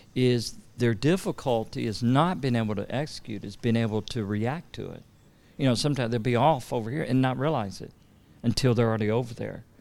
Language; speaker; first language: English; native; English